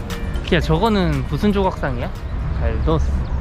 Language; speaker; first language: Korean; native; Korean